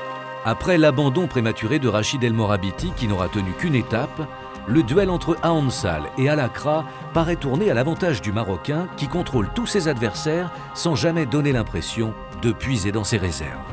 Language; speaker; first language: French; native; French